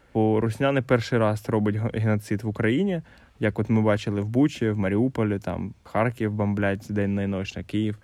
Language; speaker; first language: Ukrainian; non-native, local second language; Russian